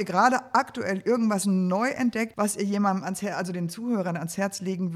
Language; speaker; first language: German; native; German